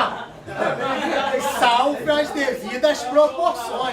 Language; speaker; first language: Portuguese; native; Portuguese